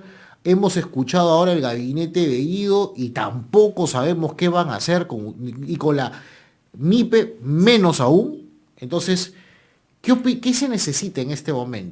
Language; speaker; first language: Spanish; native; Spanish